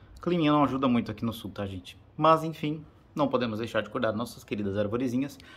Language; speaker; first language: Portuguese; native; Portuguese